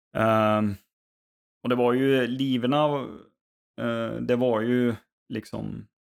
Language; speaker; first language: Swedish; native; Swedish